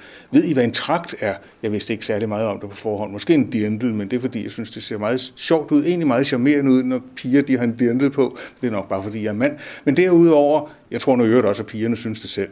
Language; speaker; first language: Danish; native; Danish